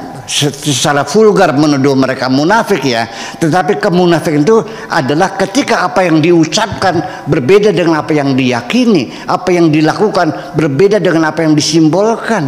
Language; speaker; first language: Indonesian; native; Indonesian